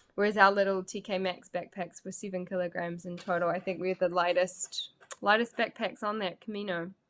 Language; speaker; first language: English; native; English